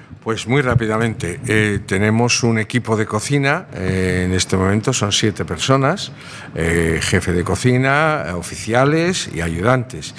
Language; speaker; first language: Spanish; native; Spanish